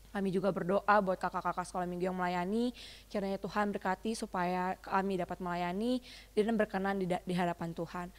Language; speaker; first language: Indonesian; native; Indonesian